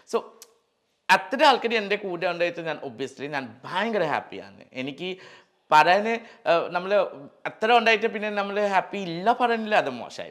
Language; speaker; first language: Malayalam; non-native, learner; Assamese